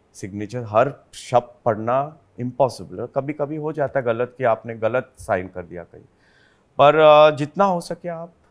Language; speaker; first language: Hindi; native; Hindi